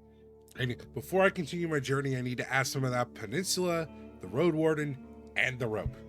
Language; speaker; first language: English; native; English